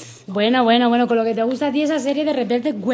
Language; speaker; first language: Spanish; native; Spanish